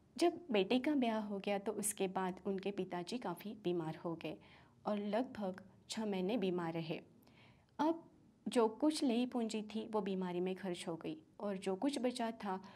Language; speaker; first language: Hindi; non-native, local second language; Marathi